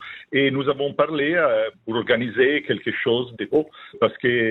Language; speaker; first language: French; non-native, fluent; Italian